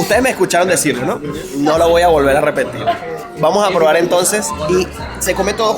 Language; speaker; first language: Spanish; native; Spanish